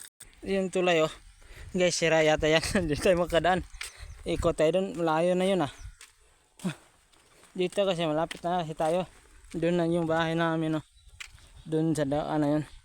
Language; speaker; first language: Filipino; non-native, local second language; Cebuano